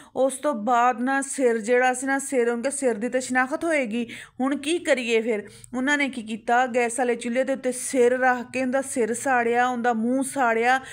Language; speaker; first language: Punjabi; native; Punjabi